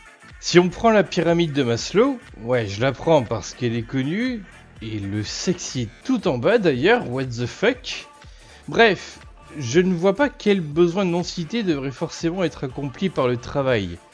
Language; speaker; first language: French; native; French